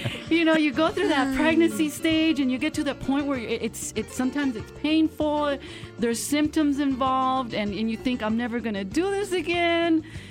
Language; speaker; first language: English; early bilingual, other home language; Spanish